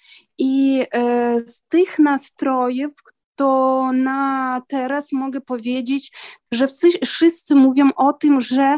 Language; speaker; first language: Polish; non-native, learner; Ukrainian